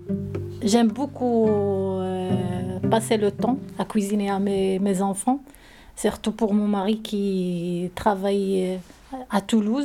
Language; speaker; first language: French; non-native, learner; Arabic